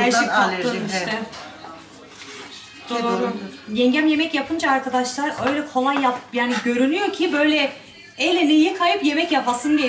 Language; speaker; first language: Turkish; native; Turkish